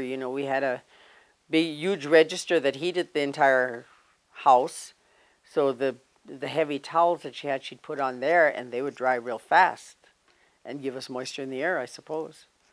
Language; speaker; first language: English; native; English